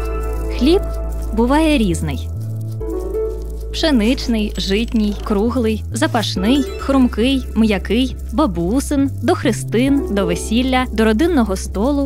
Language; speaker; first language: Ukrainian; native; Ukrainian